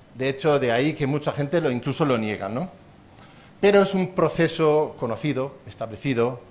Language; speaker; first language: Spanish; non-native, fluent; Danish